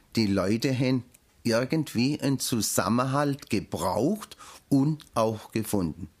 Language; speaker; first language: German; native; German